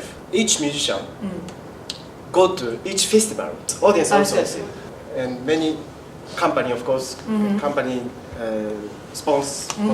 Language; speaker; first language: English; non-native, learner; Japanese